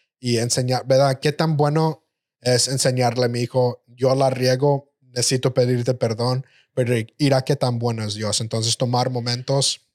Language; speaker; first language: Spanish; early bilingual, heritage; Spanish